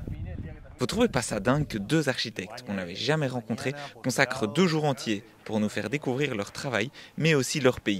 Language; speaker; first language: French; native; French